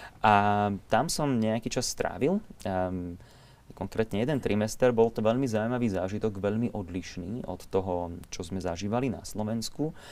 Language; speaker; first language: Slovak; native; Slovak